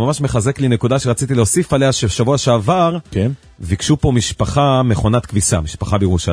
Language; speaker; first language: Hebrew; native; Hebrew